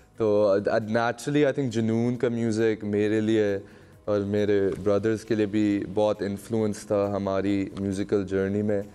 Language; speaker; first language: Urdu; native; Urdu